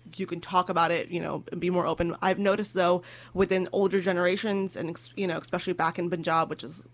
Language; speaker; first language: English; native; English